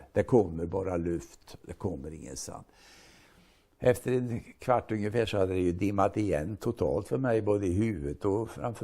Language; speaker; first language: Swedish; native; Swedish